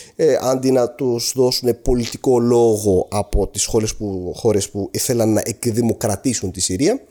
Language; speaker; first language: Greek; non-native, fluent; Arabic